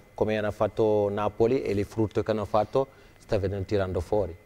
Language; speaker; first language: Italian; non-native, fluent; Wolof